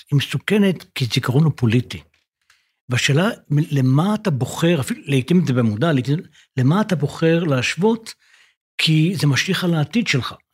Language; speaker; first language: Hebrew; native; Hebrew